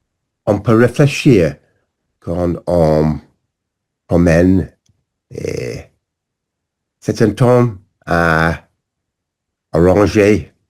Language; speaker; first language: French; non-native, learner; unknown